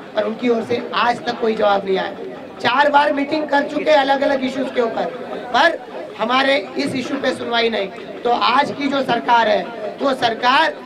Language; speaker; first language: Hindi; non-native, local second language; Marathi